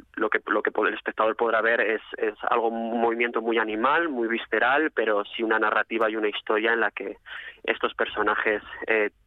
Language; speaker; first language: Spanish; native; Spanish